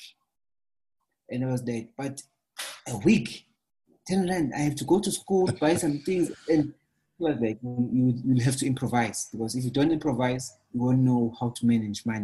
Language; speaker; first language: English; non-native, local second language; Zulu